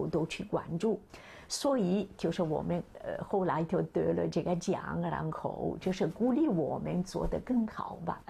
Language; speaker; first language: Chinese; non-native, fluent; Italian